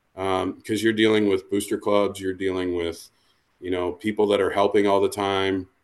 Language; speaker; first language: English; native; English